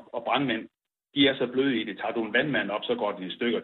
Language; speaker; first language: Danish; native; Danish